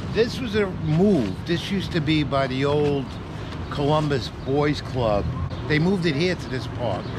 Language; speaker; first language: English; native; English